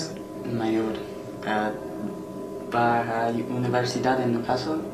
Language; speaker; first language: Spanish; non-native, learner; English